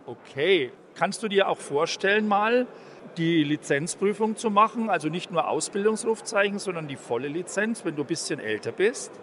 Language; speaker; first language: German; native; German